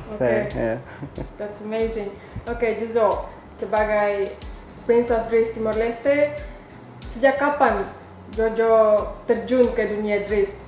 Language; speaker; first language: Indonesian; non-native, local second language; Tetum